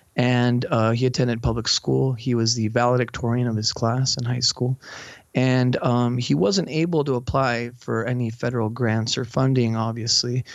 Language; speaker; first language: English; native; English